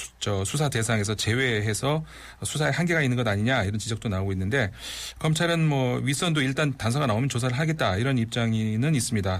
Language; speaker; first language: Korean; native; Korean